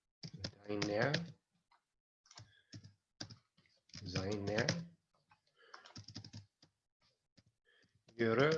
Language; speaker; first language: German; non-native, fluent; English